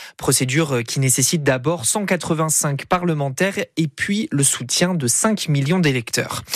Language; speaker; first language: French; native; French